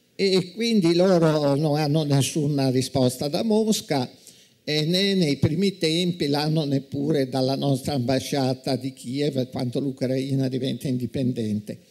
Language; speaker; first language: Italian; native; Italian